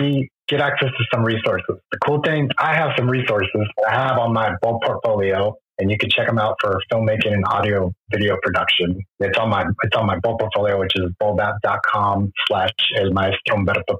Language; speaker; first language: English; non-native, fluent; Spanish